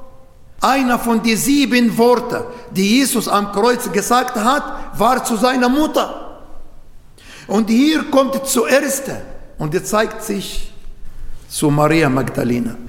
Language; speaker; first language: German; non-native, learner; Arabic